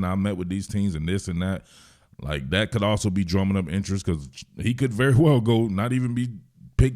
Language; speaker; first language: English; native; English